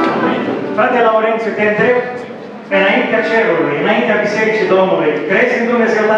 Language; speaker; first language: Romanian; native; Romanian